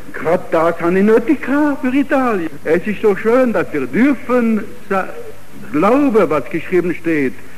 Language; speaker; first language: German; non-native, fluent; Italian